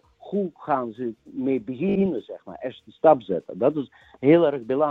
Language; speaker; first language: Dutch; non-native, fluent; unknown